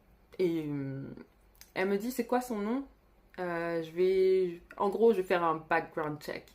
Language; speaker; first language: French; native; French